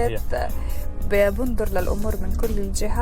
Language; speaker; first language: Arabic; native; Arabic